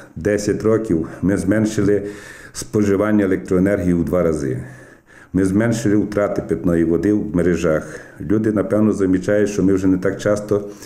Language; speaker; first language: Ukrainian; native; Ukrainian